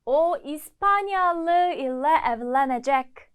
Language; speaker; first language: Turkish; non-native, fluent; Korean